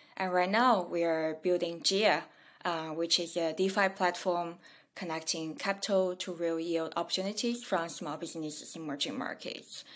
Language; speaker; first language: English; non-native, fluent; Chinese